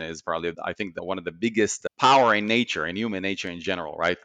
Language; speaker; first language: English; non-native, fluent; Hebrew